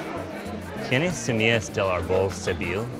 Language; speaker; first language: Spanish; non-native, learner; English